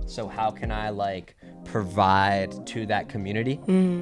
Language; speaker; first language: English; native; English